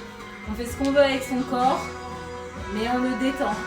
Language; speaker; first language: French; native; French